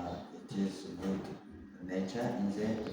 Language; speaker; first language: English; non-native, learner; Tajik